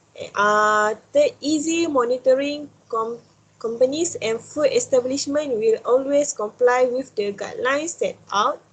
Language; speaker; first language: English; non-native, local second language; Malay